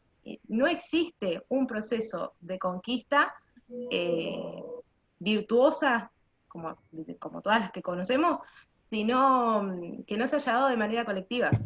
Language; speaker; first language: Spanish; native; Spanish